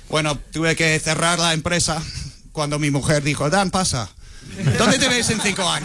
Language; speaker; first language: Spanish; non-native, fluent; English